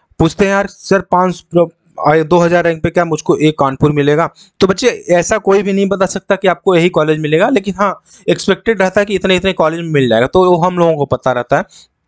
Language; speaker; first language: Hindi; native; Hindi